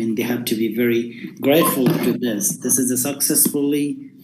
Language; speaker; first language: English; non-native, local second language; Nepali